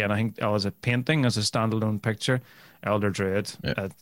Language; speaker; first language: English; native; English